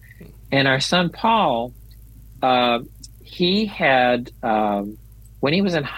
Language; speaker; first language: English; native; English